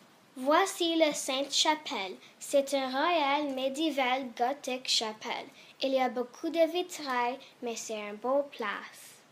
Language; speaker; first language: French; non-native, learner; English